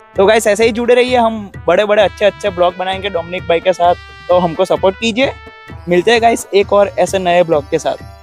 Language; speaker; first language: Hindi; non-native, local second language; Gujarati